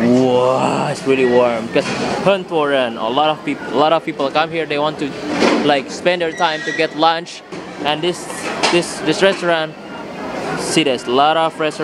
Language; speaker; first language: English; non-native, learner; Indonesian